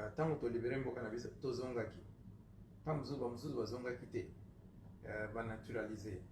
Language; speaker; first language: Lingala; non-native, fluent; Kinyarwanda